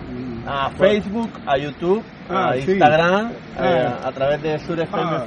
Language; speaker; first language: Spanish; native; Spanish